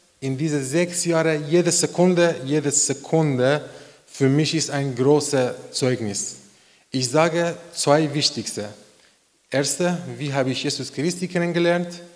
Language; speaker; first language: German; non-native, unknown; Persian